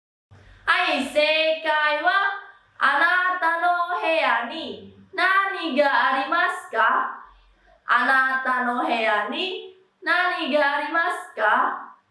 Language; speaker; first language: Japanese; non-native, fluent; Indonesian